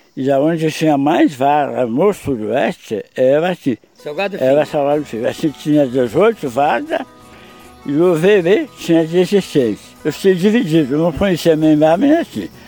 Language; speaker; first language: Portuguese; native; Portuguese